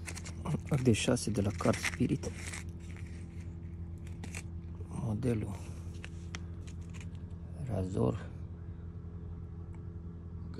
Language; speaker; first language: Romanian; native; Romanian